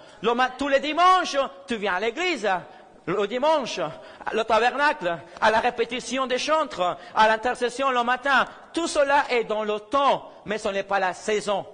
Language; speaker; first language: French; non-native, fluent; Spanish